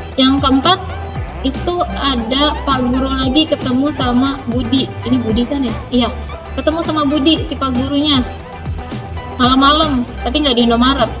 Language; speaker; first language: Indonesian; native; Indonesian